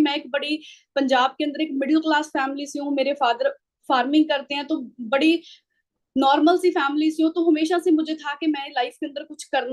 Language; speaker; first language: Hindi; non-native, local second language; Punjabi